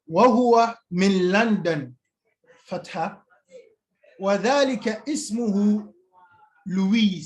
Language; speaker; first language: Arabic; non-native, fluent; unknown